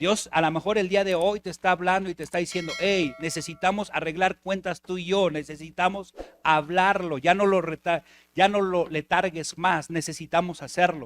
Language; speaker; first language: Spanish; native; Spanish